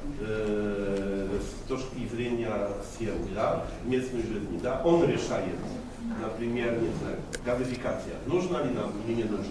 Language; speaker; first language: Russian; non-native, fluent; Polish